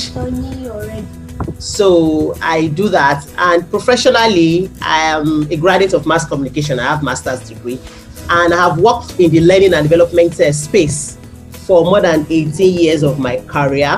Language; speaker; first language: English; non-native, local second language; Yoruba